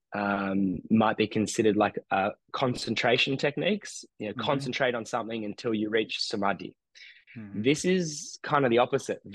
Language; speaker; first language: English; native; English